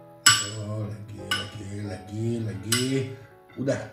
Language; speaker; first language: Indonesian; non-native, learner; French